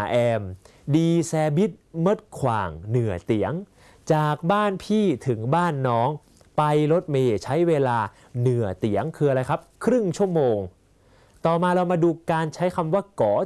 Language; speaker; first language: Thai; native; Thai